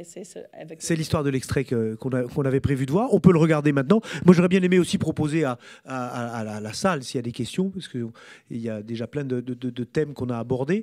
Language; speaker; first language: French; native; French